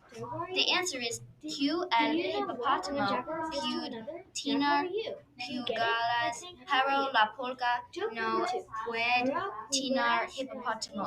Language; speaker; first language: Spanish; non-native, learner; English